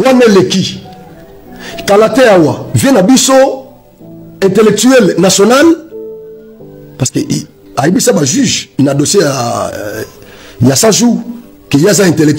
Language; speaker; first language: French; non-native, local second language; Lingala